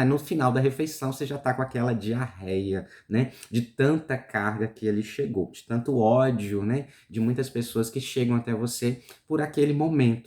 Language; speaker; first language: Portuguese; native; Portuguese